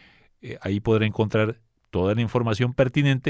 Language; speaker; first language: Spanish; native; Spanish